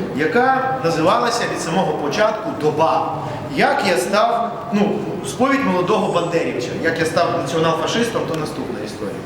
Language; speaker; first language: Ukrainian; non-native, local second language; Russian